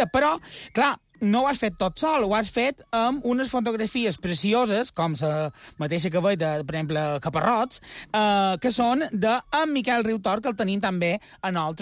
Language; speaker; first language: Catalan; native; Catalan